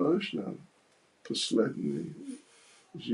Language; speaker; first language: Russian; non-native, learner; English